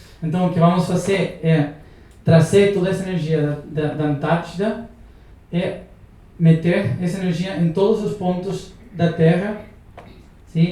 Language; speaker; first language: Portuguese; non-native, learner; Spanish